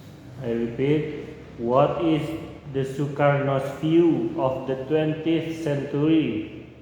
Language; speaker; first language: English; non-native, local second language; Indonesian